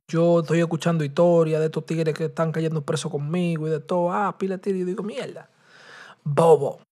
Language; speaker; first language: Spanish; early bilingual, heritage; Spanish